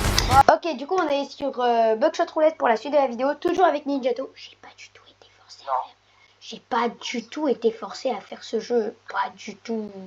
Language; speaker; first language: French; native; French